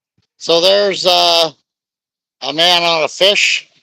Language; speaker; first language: English; native; English